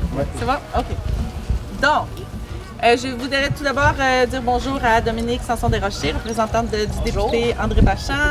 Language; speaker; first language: French; native; French